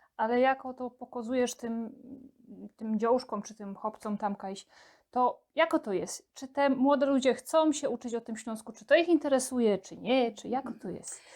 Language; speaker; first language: Polish; native; Polish